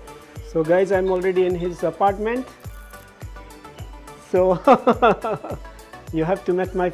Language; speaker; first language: English; non-native, learner; Hindi